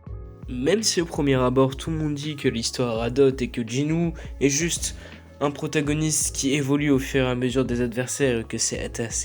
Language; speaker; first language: French; native; French